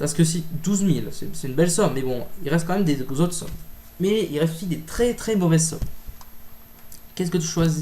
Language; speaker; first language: French; native; French